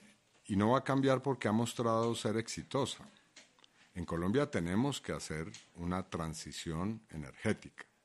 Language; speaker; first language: Spanish; native; Spanish